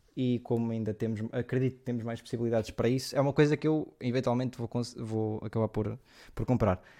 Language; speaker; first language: Portuguese; native; Portuguese